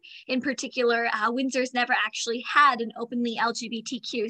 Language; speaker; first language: English; native; English